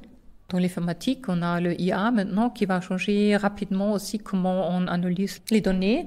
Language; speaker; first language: French; non-native, fluent; German